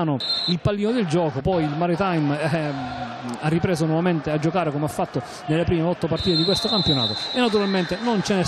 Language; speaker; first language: Italian; native; Italian